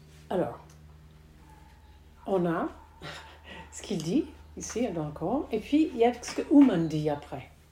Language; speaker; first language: French; native; French